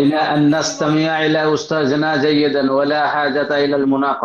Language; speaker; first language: Arabic; non-native, learner; Bangla